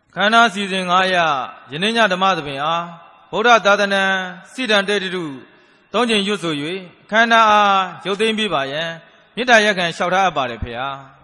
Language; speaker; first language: Burmese; native; Burmese